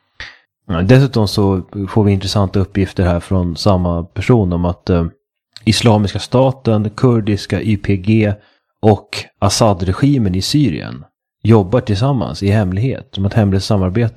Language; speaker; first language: Swedish; native; Swedish